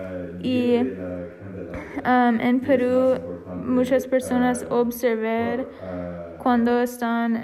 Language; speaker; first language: Spanish; non-native, learner; English